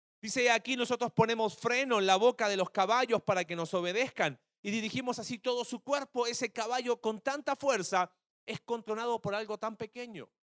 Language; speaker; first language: Spanish; native; Spanish